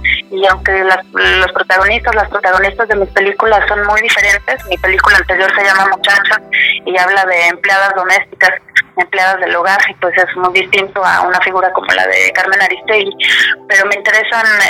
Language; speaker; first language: Spanish; native; Spanish